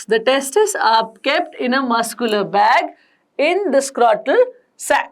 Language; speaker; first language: English; non-native, local second language; Hindi